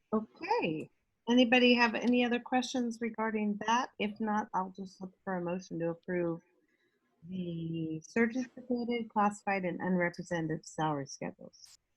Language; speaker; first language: English; native; English